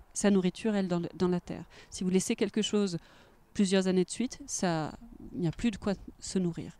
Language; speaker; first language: French; native; French